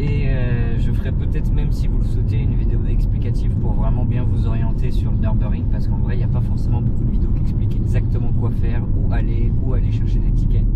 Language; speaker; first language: French; native; French